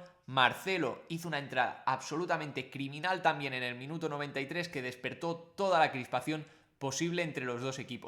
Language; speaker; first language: Spanish; native; Spanish